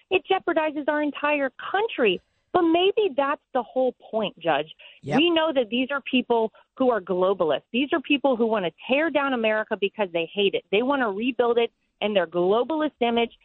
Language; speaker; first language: English; native; English